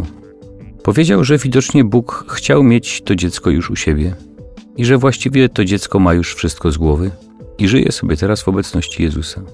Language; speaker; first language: Polish; native; Polish